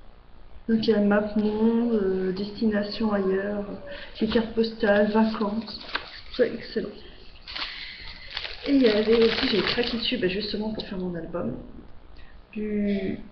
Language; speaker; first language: French; native; French